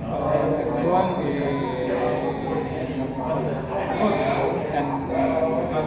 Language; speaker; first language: English; non-native, learner; Indonesian